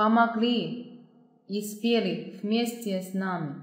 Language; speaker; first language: Russian; non-native, fluent; Chinese